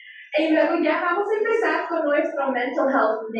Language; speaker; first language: Spanish; early bilingual, heritage; English